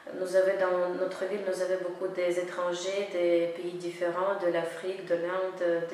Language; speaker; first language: French; non-native, fluent; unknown